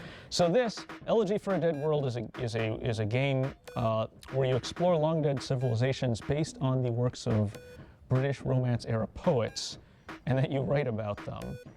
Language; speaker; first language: English; native; English